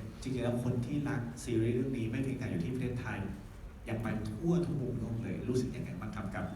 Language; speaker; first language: Thai; native; Thai